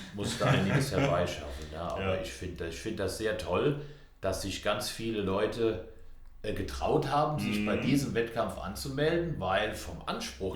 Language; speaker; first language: German; native; German